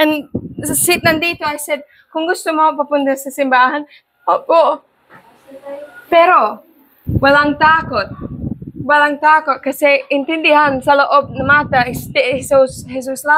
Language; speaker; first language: Filipino; non-native, learner; English